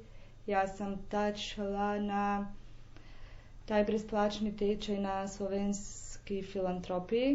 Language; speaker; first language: Slovenian; non-native, local second language; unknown